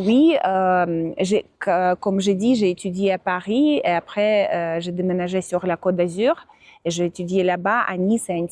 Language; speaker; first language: French; non-native, fluent; Russian